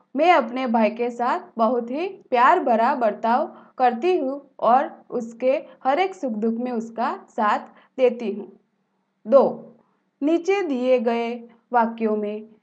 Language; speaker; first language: Hindi; non-native, local second language; Gujarati